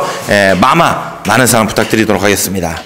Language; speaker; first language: Korean; native; Korean